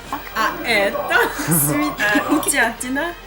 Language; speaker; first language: Russian; non-native, fluent; Korean